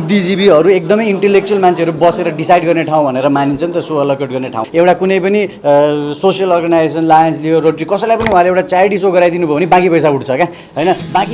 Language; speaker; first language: Nepali; native; Nepali